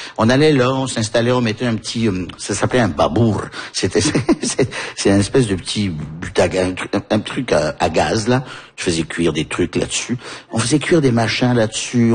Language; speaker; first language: French; early bilingual, other home language; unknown